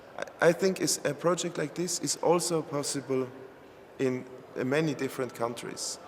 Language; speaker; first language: English; non-native, fluent; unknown